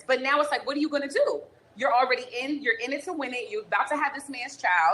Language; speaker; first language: English; native; English